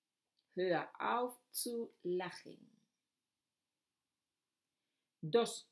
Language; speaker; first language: German; non-native, fluent; Spanish